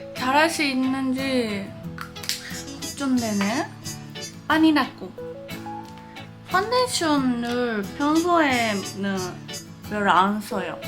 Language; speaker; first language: Korean; non-native, learner; Japanese